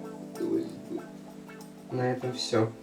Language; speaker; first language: Russian; native; Russian